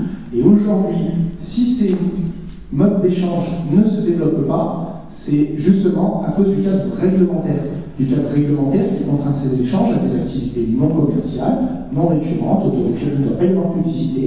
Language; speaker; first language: French; native; French